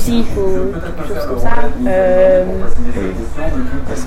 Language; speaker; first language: French; non-native, learner; English